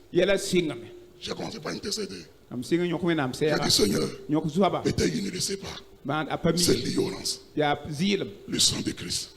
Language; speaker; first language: French; non-native, local second language; Fon